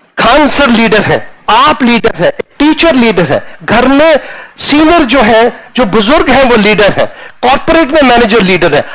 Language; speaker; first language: Hindi; non-native, local second language; Punjabi